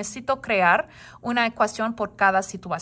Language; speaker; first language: Spanish; non-native, learner; English